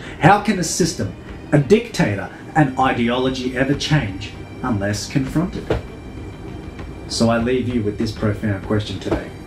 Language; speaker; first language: English; native; English